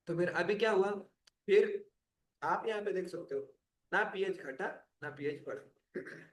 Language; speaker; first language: Hindi; non-native, local second language; Marathi